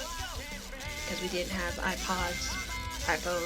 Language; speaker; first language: English; native; English